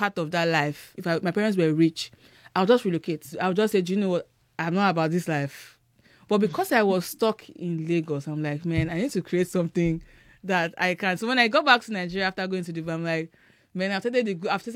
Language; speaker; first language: English; non-native, local second language; Yoruba